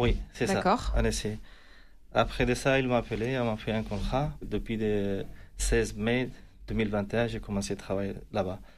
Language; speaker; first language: French; non-native, learner; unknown